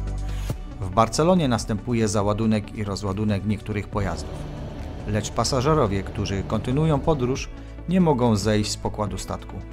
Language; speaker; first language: Polish; native; Polish